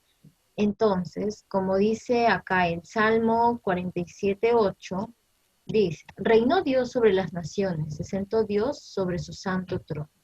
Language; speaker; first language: Spanish; native; Spanish